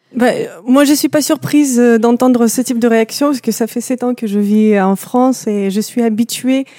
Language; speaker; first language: French; non-native, fluent; Russian